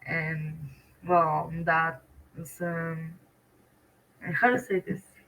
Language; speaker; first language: English; non-native, learner; Spanish